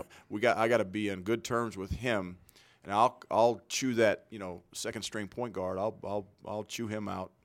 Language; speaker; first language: English; native; English